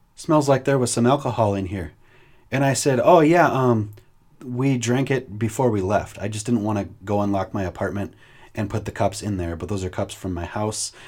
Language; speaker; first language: English; native; English